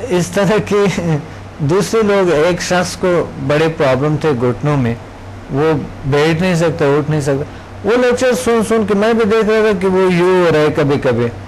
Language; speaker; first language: Urdu; non-native, local second language; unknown